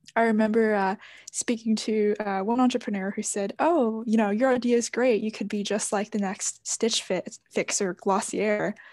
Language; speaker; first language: English; native; English